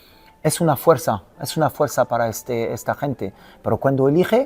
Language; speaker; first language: Spanish; non-native, fluent; French